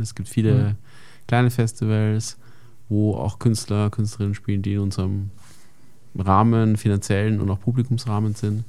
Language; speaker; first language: German; native; German